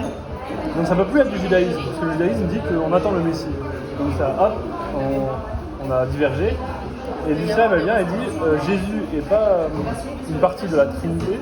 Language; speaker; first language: French; native; French